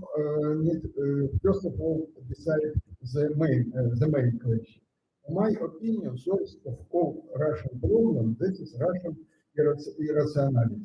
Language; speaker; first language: English; non-native, learner; Russian